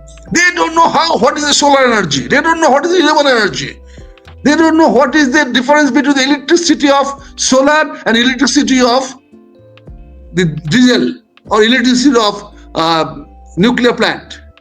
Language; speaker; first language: English; non-native, local second language; Bangla